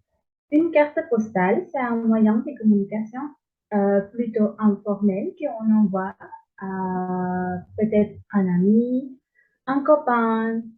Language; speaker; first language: French; non-native, learner; Spanish